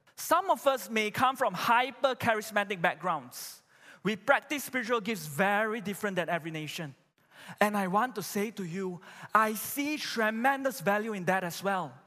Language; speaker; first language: English; non-native, local second language; Chinese